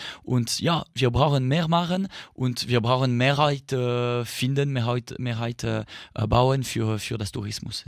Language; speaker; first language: German; non-native, local second language; French